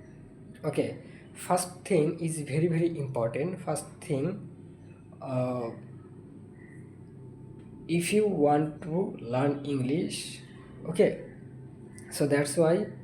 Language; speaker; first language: English; non-native, learner; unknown